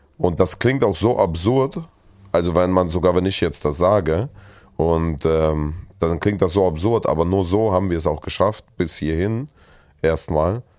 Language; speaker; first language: German; early bilingual, other home language; Russian